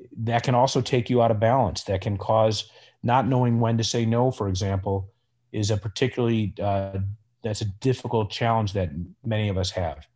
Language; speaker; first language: English; native; English